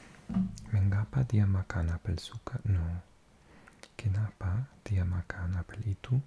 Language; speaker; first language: Indonesian; non-native, learner; English